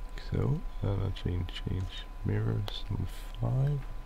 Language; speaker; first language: English; non-native, fluent; Swedish